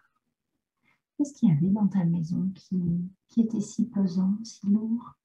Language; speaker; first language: French; native; French